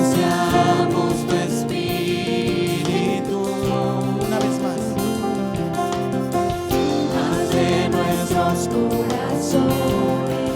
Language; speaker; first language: Spanish; native; Spanish